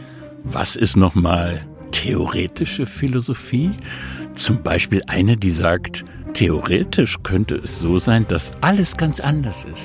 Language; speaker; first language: German; native; German